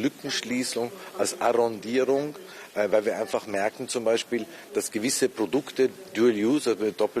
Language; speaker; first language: German; native; German